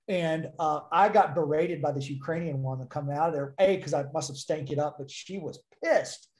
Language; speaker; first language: English; native; English